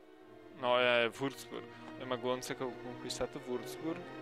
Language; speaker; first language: Italian; native; Italian